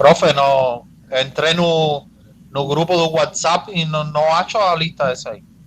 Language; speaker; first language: Portuguese; non-native, learner; Spanish